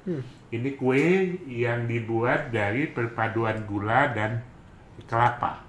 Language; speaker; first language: Indonesian; native; Indonesian